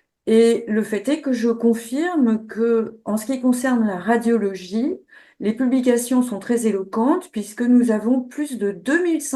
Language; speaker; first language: French; native; French